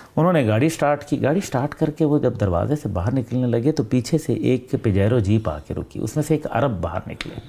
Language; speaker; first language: Urdu; native; Urdu